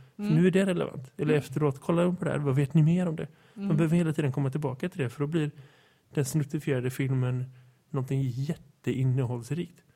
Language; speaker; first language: Swedish; native; Swedish